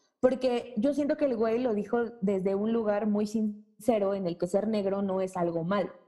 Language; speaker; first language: Spanish; native; Spanish